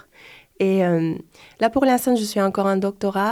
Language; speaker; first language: French; non-native, fluent; Spanish